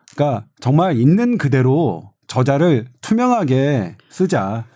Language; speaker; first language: Korean; native; Korean